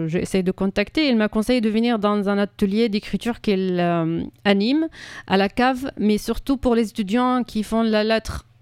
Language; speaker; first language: French; non-native, fluent; Arabic